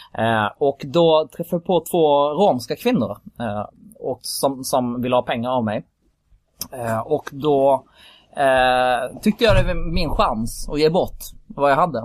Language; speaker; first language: Swedish; early bilingual, other home language; Kurdish